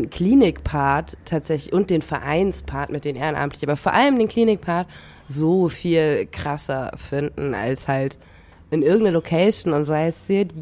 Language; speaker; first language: German; native; German